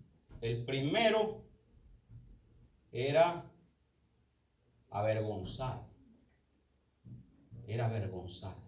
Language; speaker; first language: Spanish; native; Spanish